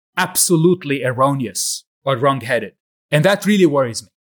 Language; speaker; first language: English; non-native, fluent; Arabic